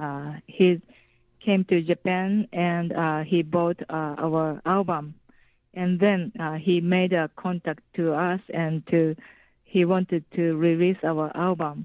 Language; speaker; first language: English; non-native, fluent; Japanese